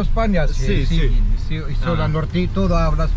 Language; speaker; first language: Spanish; non-native, learner; Arabic